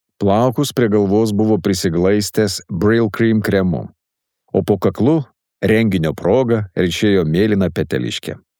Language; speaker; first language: Lithuanian; native; Lithuanian